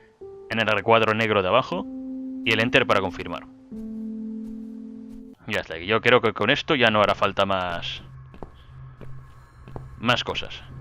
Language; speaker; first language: Spanish; native; Spanish